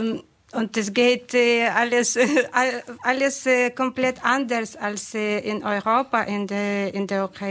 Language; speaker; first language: German; non-native, fluent; Ukrainian